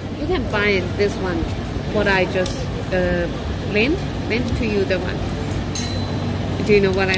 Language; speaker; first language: English; non-native, learner; Chinese